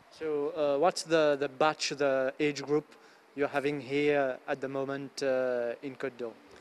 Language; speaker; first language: English; non-native, local second language; Morisyen